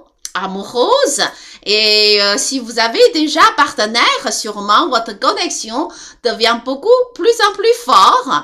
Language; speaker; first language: French; non-native, learner; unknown